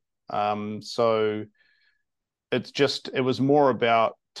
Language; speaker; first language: English; native; English